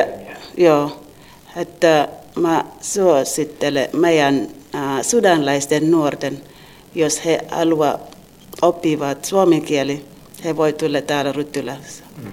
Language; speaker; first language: Finnish; non-native, learner; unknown